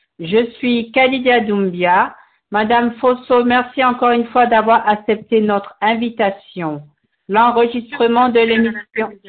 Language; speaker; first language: French; non-native, local second language; Bambara